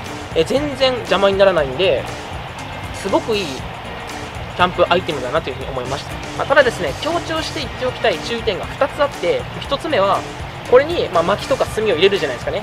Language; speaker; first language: Japanese; native; Japanese